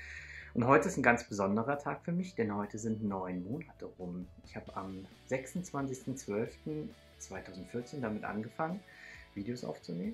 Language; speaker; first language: German; native; German